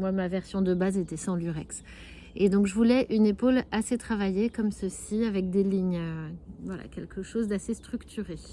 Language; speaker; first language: French; native; French